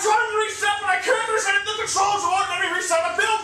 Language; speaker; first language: English; native; English